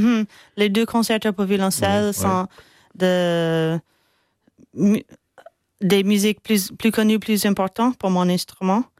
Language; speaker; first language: French; non-native, fluent; English